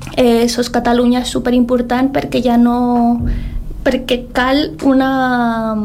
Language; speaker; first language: Catalan; early bilingual, other home language; Spanish